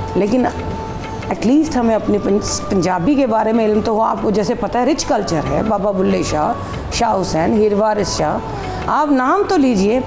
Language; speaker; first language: Urdu; non-native, local second language; Punjabi